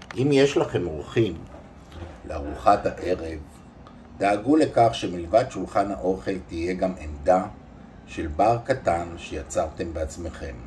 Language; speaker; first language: Hebrew; native; Hebrew